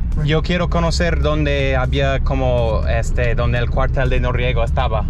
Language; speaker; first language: Spanish; non-native, fluent; English